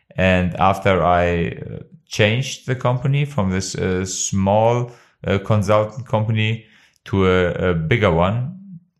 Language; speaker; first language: English; non-native, fluent; Albanian